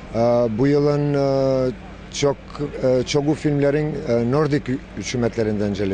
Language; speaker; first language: Turkish; non-native, local second language; Albanian